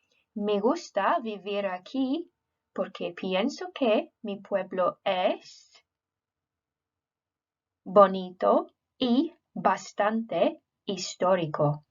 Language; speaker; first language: Spanish; non-native, fluent; English